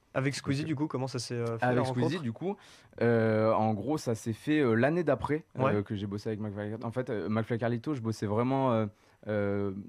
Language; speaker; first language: French; native; French